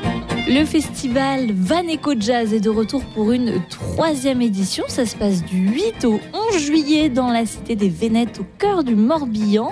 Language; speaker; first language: French; native; French